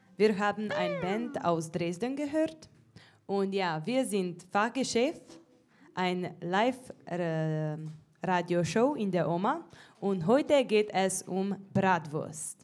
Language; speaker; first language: German; non-native, learner; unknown